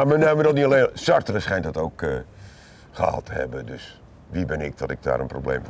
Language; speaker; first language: Dutch; native; Dutch